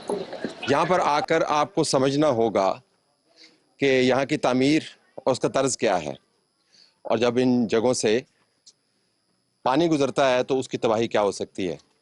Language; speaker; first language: Urdu; native; Urdu